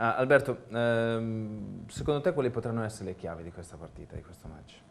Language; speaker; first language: Italian; native; Italian